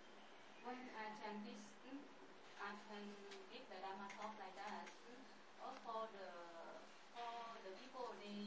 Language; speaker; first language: English; non-native, learner; Vietnamese